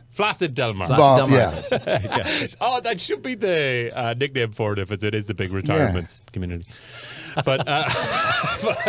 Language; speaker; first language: English; native; English